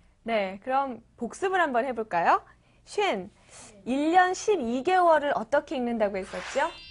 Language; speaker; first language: Korean; native; Korean